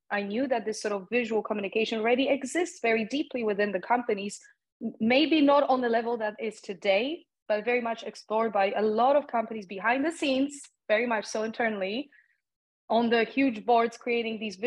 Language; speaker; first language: English; non-native, fluent; Polish